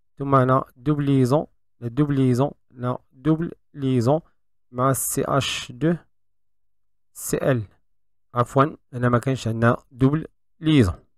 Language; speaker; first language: French; non-native, local second language; Arabic